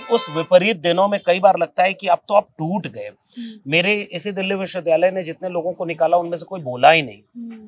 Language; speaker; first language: Hindi; native; Hindi